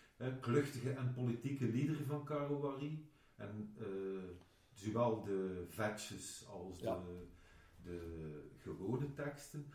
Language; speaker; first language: Dutch; native; Dutch